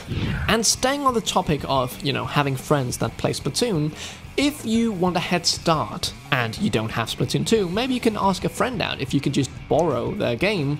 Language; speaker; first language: English; non-native, fluent; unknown